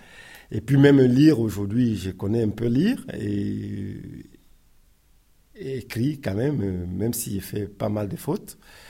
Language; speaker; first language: French; non-native, learner; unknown